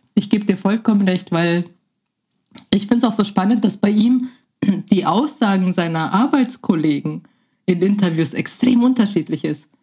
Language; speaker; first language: German; native; German